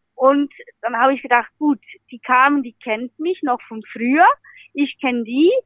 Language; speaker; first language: German; native; German